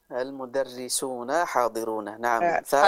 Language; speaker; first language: Arabic; non-native, fluent; Indonesian